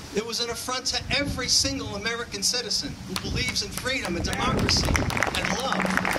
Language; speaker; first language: English; native; English